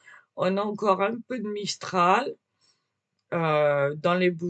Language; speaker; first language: French; native; French